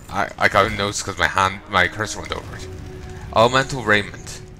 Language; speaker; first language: English; native; English